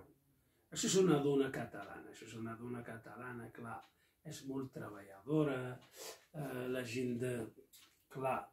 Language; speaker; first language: Catalan; non-native, local second language; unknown